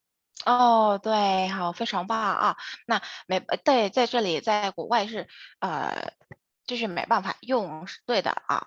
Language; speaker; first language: Chinese; non-native, fluent; Indonesian